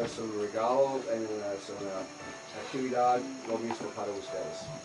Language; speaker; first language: Spanish; non-native, learner; English